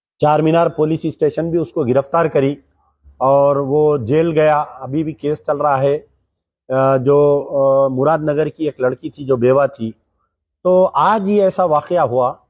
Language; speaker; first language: Hindi; non-native, local second language; Urdu